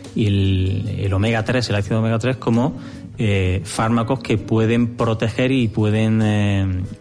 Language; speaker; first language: Spanish; native; Spanish